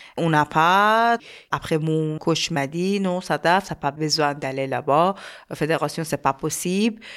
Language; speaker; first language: French; non-native, learner; Persian